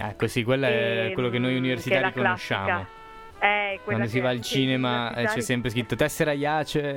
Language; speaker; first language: Italian; native; Italian